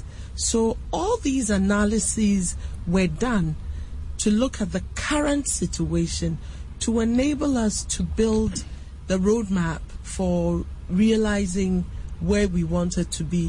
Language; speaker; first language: English; non-native, local second language; Akan